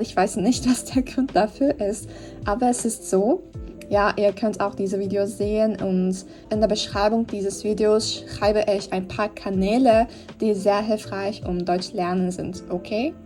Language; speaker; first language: German; non-native, fluent; Turkish